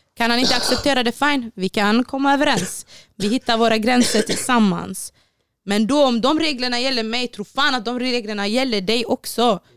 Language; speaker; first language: Swedish; early bilingual, other home language; Baluchi